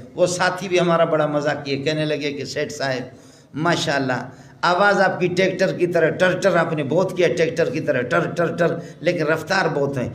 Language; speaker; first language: Urdu; non-native, local second language; Baluchi